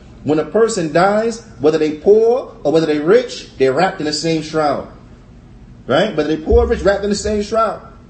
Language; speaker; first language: English; native; English